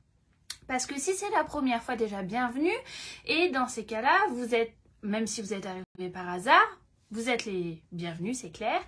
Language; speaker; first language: French; native; French